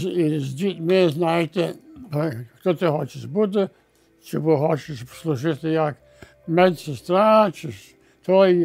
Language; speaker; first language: Ukrainian; early bilingual, heritage; Ukrainian